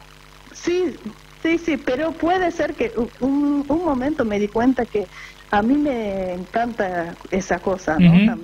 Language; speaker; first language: Spanish; non-native, fluent; Japanese